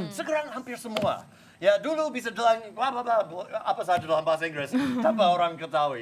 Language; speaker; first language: Indonesian; non-native, fluent; English